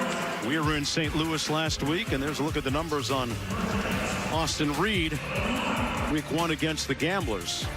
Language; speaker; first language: English; native; English